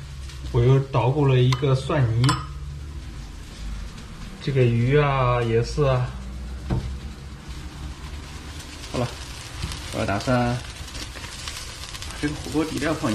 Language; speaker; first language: Chinese; native; Chinese